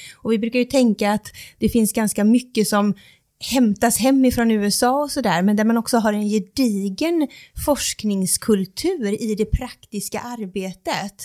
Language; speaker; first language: Swedish; native; Swedish